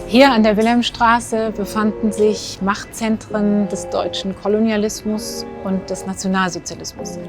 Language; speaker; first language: German; native; German